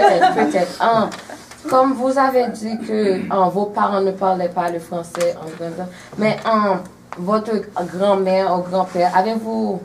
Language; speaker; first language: French; non-native, fluent; English